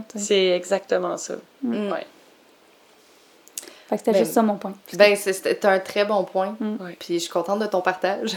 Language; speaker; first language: French; native; French